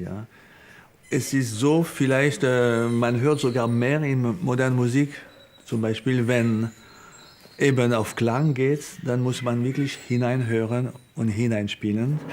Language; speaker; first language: German; non-native, fluent; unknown